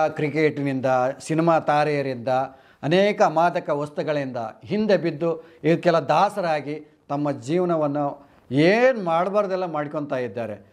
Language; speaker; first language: Kannada; non-native, local second language; Telugu